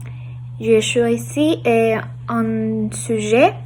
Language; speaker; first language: French; non-native, learner; Spanish